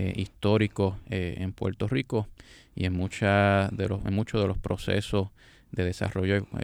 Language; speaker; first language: Spanish; native; Spanish